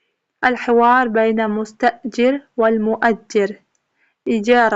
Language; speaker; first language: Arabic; non-native, fluent; Kyrgyz